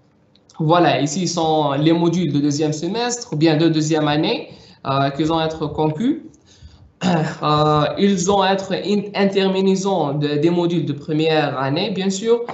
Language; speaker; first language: French; non-native, local second language; Arabic